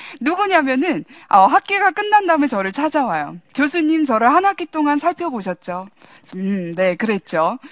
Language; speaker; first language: Korean; early bilingual, heritage; English